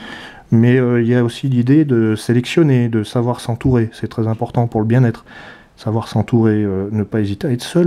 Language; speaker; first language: French; native; French